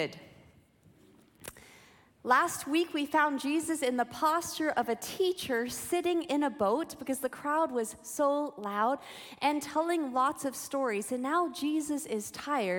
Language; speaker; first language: English; native; English